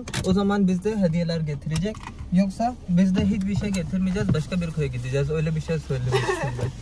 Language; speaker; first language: Turkish; non-native, fluent; Urdu